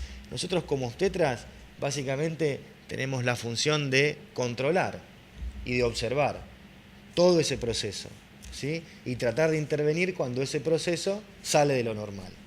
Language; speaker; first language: Spanish; native; Spanish